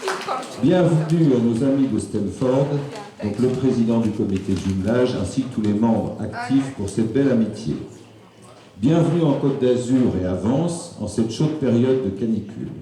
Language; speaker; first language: French; native; French